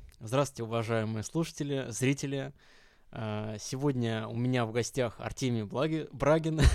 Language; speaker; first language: Russian; native; Russian